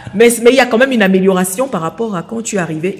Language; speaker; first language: French; native; French